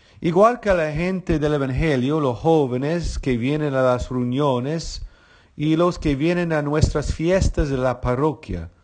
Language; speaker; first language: Spanish; non-native, fluent; English